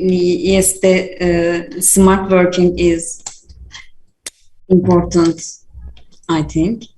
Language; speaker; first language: English; non-native, learner; Turkish